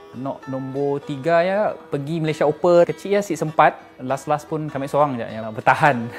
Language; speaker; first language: Malay; native; Malay